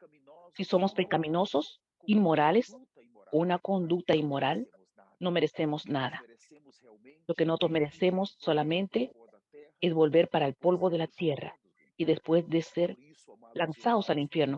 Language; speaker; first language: Spanish; non-native, fluent; Portuguese